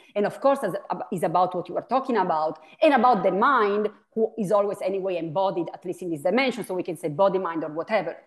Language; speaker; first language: English; non-native, fluent; Italian